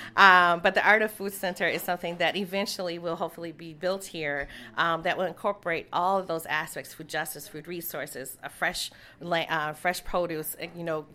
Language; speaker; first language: English; native; English